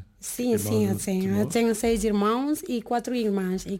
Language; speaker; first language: Portuguese; non-native, learner; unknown